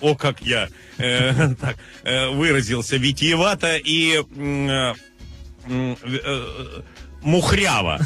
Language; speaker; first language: Russian; native; Russian